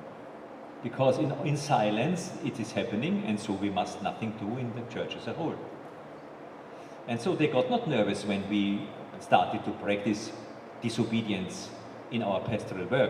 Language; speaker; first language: English; non-native, fluent; German